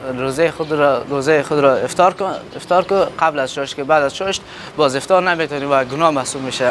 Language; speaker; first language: Persian; native; Persian